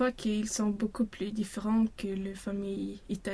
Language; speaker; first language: French; non-native, learner; Swedish